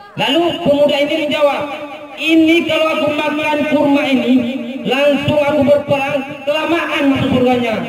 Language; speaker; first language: Indonesian; non-native, local second language; Achinese